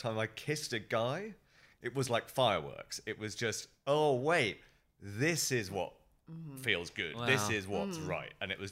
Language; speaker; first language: English; native; English